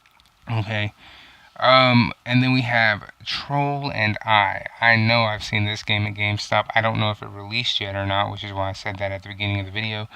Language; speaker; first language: English; native; English